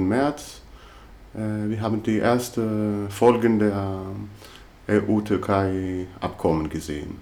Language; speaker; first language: German; non-native, fluent; Greek